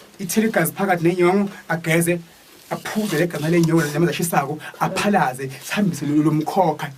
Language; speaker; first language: Zulu; native; Zulu